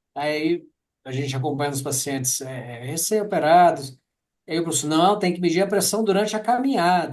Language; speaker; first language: Portuguese; native; Portuguese